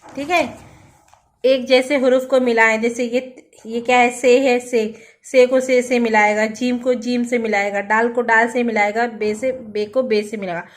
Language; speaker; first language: Hindi; native; Hindi